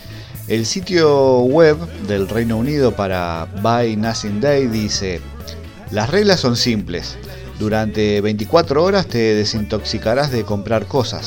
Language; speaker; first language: Spanish; native; Spanish